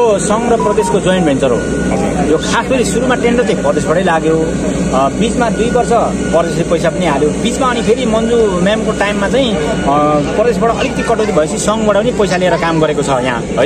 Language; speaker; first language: Nepali; native; Nepali